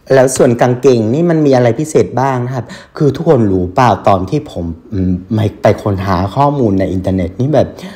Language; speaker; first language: Thai; non-native, fluent; Vietnamese